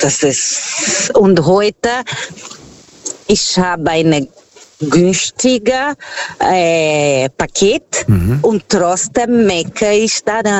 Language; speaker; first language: German; non-native, fluent; Portuguese